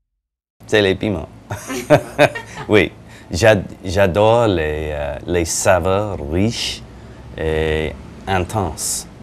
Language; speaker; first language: French; non-native, learner; English